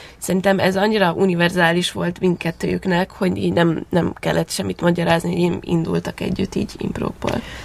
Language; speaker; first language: Hungarian; early bilingual, heritage; Hungarian